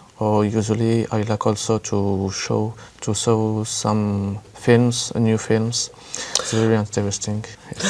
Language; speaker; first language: English; non-native, learner; French